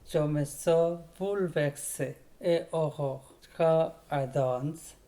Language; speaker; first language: French; non-native, learner; Bangla